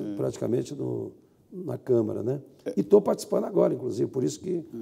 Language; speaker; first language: Portuguese; native; Portuguese